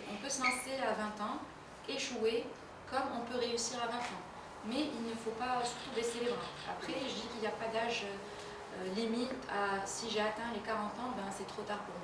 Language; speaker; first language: French; native; French